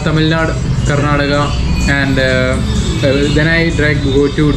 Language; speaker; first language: English; non-native, local second language; Malayalam